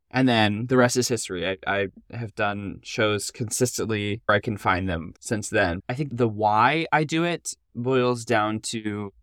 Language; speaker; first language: English; native; English